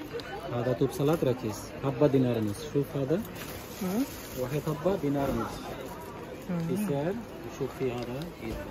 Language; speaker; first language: Arabic; non-native, learner; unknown